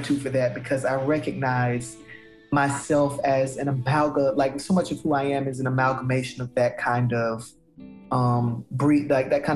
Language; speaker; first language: English; native; English